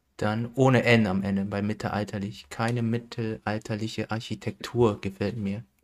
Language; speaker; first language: German; native; German